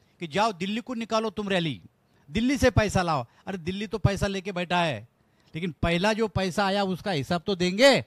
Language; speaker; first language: Hindi; non-native, local second language; Marathi